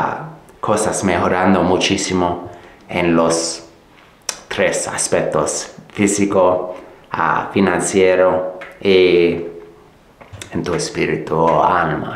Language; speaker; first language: Spanish; non-native, fluent; English